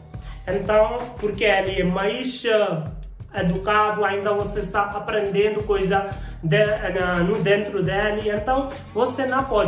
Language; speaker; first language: Portuguese; non-native, learner; Hindi